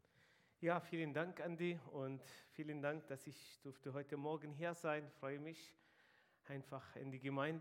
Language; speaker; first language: German; non-native, fluent; Arabic